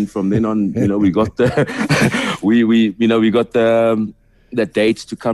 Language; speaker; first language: English; non-native, local second language; Zulu